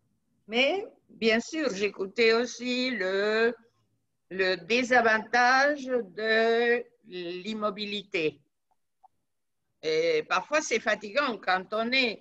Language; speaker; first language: French; non-native, fluent; Spanish